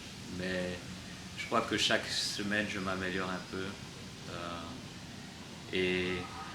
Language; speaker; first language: French; non-native, learner; English